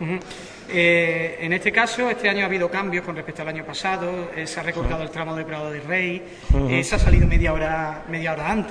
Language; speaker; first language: Spanish; native; Spanish